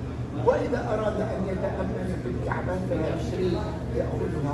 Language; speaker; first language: Arabic; native; Arabic